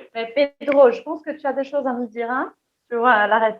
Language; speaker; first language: French; non-native, fluent; Portuguese